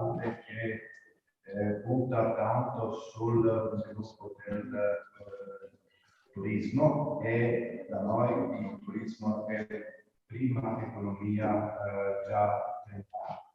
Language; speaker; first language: Italian; non-native, local second language; Croatian